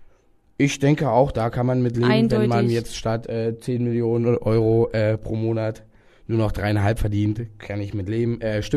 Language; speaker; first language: German; native; German